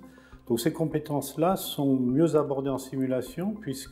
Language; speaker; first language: French; native; French